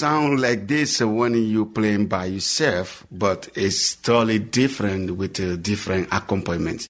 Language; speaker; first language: English; non-native, learner; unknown